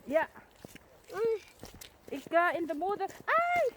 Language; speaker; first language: Dutch; non-native, learner; Filipino